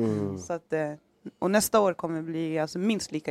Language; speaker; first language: Swedish; native; Swedish